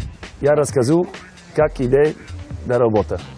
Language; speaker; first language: Russian; non-native, learner; Dutch